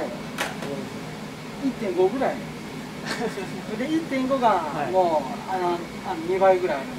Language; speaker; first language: Japanese; native; Japanese